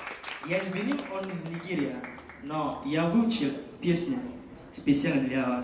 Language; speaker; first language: Russian; non-native, fluent; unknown